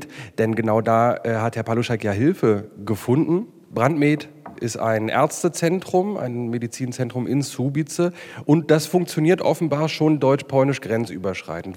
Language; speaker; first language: German; native; German